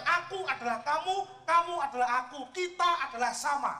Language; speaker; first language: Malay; non-native, local second language; Javanese